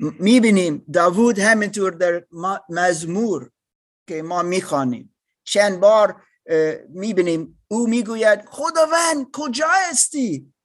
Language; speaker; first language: Persian; non-native, learner; English